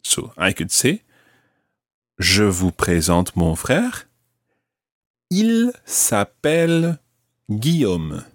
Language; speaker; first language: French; non-native, fluent; English